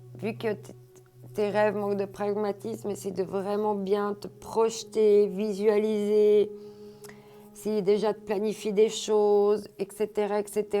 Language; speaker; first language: French; native; French